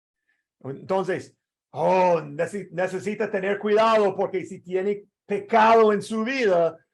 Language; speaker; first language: Spanish; non-native, fluent; English